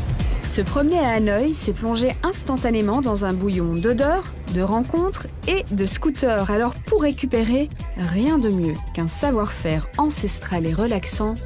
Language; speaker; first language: French; native; French